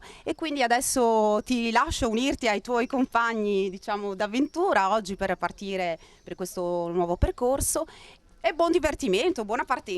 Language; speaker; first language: Italian; native; Italian